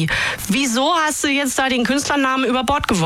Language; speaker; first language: German; native; German